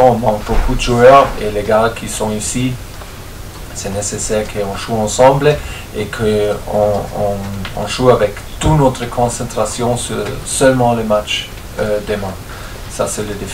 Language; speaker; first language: French; non-native, fluent; German